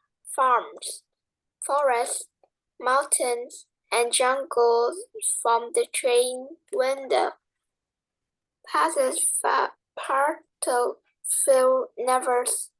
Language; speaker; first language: English; non-native, learner; Vietnamese